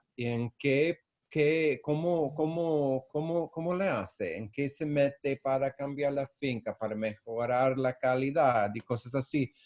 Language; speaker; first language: Spanish; non-native, fluent; English